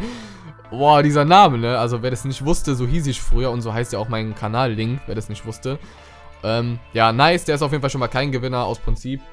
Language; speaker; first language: German; native; German